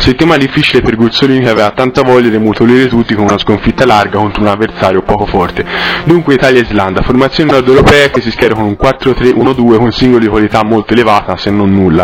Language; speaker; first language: Italian; native; Italian